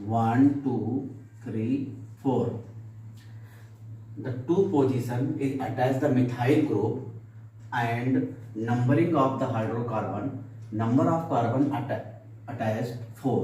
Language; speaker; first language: English; non-native, local second language; Hindi